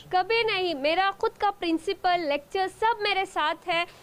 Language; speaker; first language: Hindi; non-native, local second language; Urdu